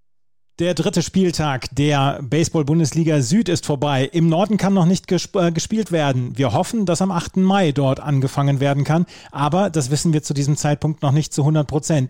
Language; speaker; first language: German; native; German